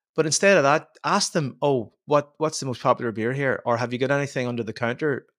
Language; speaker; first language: English; native; English